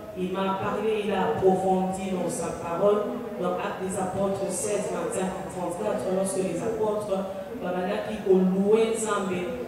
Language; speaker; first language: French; non-native, local second language; Lingala